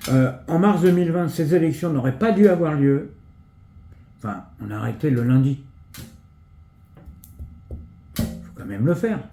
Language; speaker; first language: French; native; French